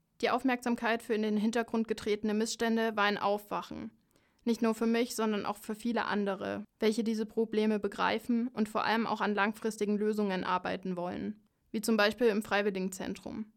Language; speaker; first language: German; native; German